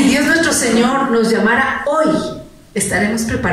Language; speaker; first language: Spanish; native; Spanish